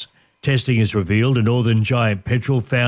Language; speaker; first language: English; native; English